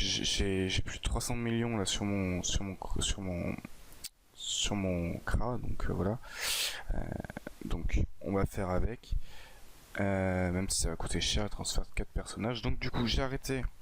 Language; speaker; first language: French; native; French